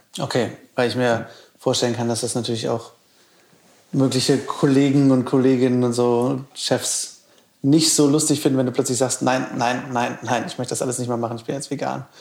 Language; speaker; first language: German; native; German